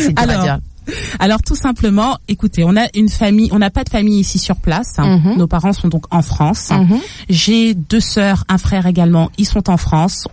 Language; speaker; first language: French; native; French